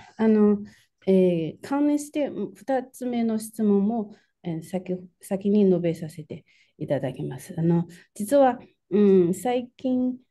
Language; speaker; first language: Japanese; non-native, fluent; Chinese